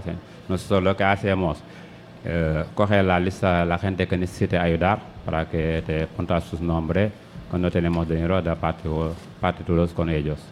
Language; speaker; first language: Spanish; non-native, learner; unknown